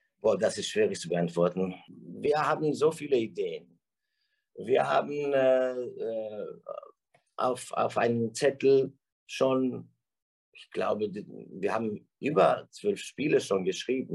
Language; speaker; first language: German; non-native, fluent; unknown